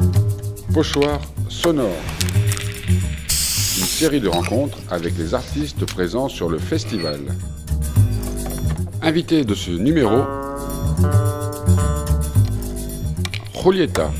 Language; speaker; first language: French; native; French